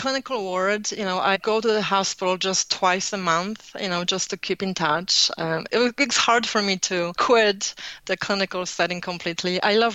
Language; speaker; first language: English; non-native, fluent; Polish